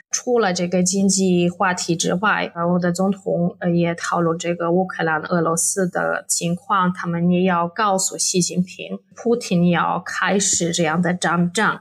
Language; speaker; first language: Chinese; non-native, fluent; Polish